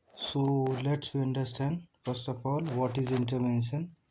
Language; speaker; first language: English; non-native, local second language; Hindi